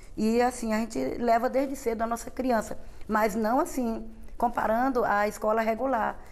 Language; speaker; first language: Portuguese; non-native, local second language; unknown